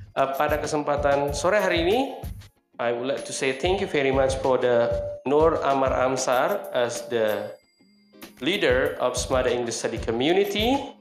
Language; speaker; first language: English; non-native, fluent; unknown